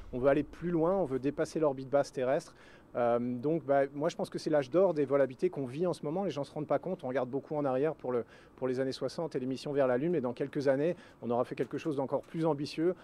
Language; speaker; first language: French; native; French